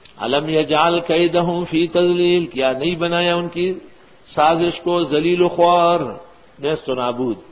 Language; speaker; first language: Urdu; non-native, local second language; Pashto